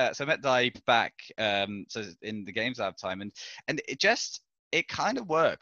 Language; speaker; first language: English; native; English